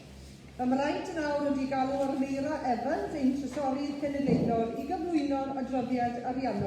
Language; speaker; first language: Welsh; native; Welsh